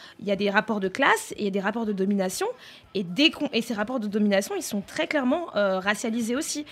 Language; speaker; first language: French; native; French